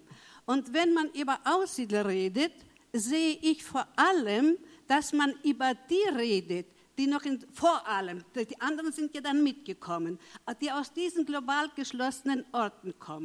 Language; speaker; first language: German; early bilingual, heritage; German